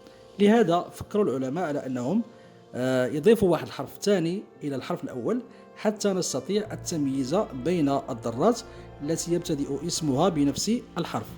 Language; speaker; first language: Arabic; native; Arabic